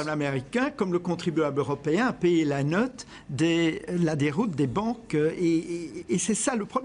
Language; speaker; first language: French; native; French